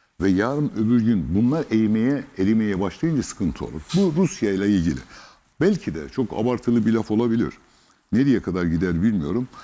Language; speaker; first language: Turkish; native; Turkish